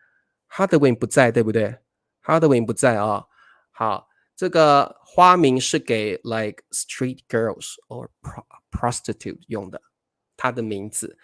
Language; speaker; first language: Chinese; native; Chinese